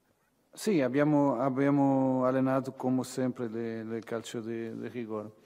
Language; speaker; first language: Italian; non-native, fluent; Portuguese